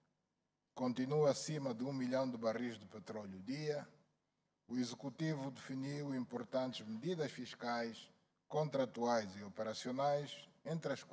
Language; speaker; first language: Portuguese; native; Portuguese